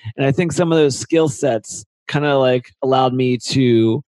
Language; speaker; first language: English; native; English